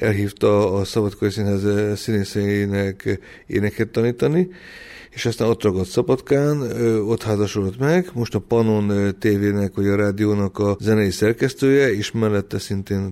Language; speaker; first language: Hungarian; native; Hungarian